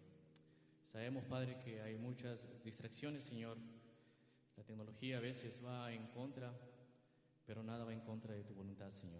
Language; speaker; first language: Spanish; native; Spanish